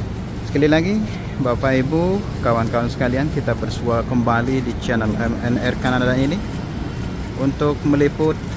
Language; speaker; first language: Indonesian; native; Indonesian